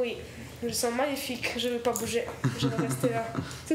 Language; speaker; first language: French; non-native, learner; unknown